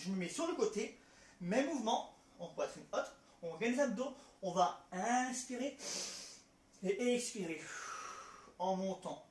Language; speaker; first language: French; native; French